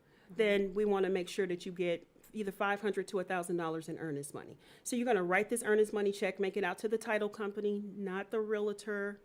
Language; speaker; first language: English; native; English